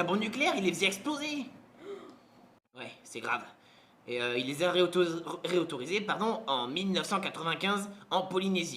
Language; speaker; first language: French; native; French